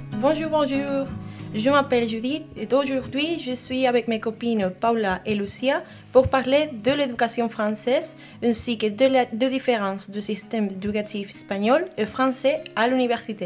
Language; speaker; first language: French; non-native, fluent; Spanish